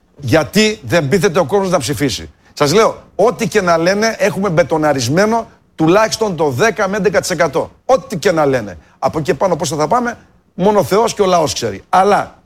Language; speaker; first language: Greek; native; Greek